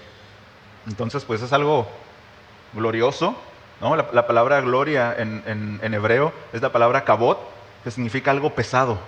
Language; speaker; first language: Spanish; native; Spanish